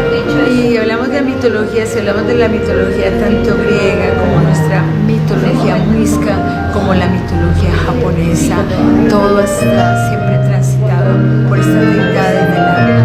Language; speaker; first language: Spanish; native; Spanish